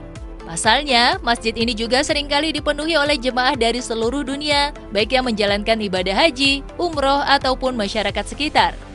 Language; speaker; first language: Indonesian; native; Indonesian